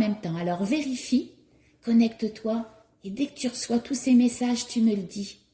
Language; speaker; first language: French; native; French